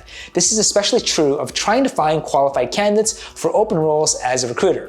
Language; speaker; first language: English; native; English